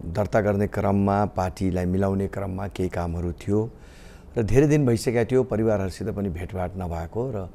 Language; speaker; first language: Nepali; native; Nepali